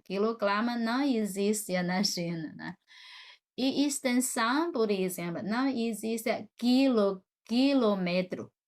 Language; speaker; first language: Portuguese; non-native, fluent; Chinese